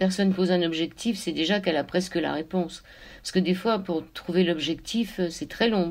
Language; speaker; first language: French; native; French